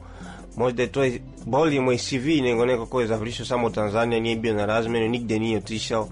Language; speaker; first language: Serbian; non-native, fluent; Swahili